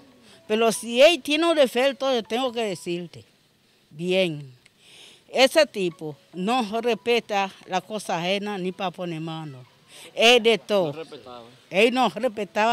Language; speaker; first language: Spanish; non-native, fluent; Haitian Creole